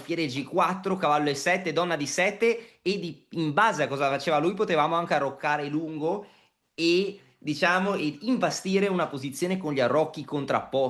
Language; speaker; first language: Italian; native; Italian